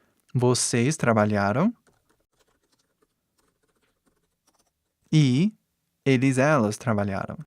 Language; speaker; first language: Portuguese; non-native, fluent; English